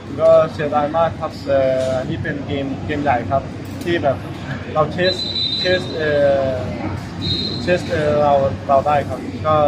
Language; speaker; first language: Thai; early bilingual, heritage; Thai